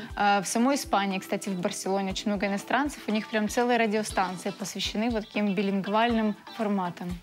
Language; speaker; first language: Russian; native; Russian